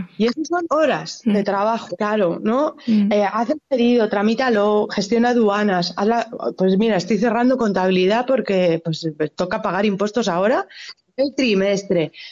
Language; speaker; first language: Spanish; native; Spanish